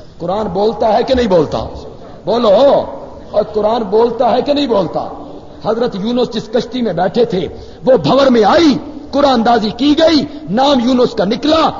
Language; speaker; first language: Urdu; non-native, local second language; Punjabi